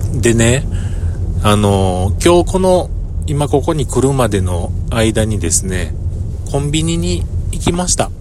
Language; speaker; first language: Japanese; native; Japanese